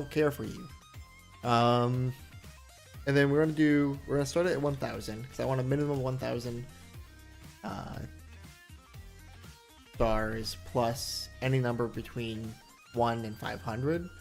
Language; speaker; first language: English; native; English